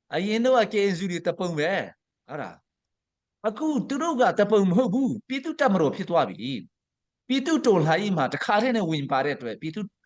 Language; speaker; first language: Burmese; non-native, local second language; Hakha Chin